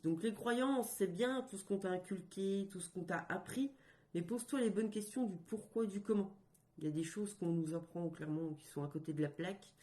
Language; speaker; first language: French; native; French